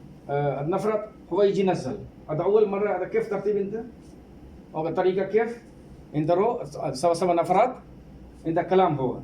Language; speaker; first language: Arabic; non-native, learner; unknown